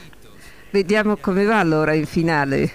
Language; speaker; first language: Italian; non-native, fluent; Spanish